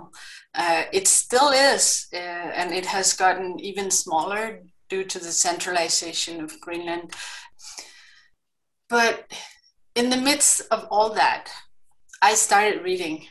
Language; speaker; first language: English; non-native, fluent; Kalaallisut